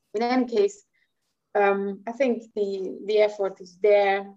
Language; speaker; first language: English; non-native, fluent; Hungarian